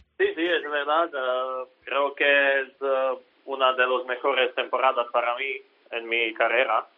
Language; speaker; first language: Spanish; non-native, learner; Slovak